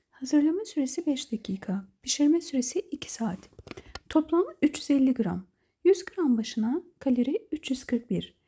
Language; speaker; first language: Turkish; native; Turkish